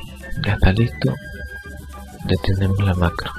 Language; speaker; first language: Spanish; native; Spanish